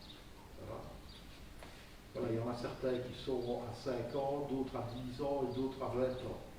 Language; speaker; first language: French; native; French